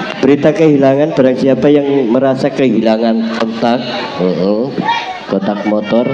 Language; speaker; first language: Indonesian; non-native, local second language; Javanese